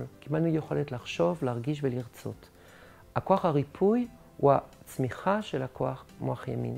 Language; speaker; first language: Hebrew; non-native, fluent; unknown